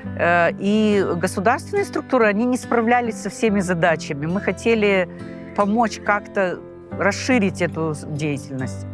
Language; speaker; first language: Russian; non-native, local second language; Gagauz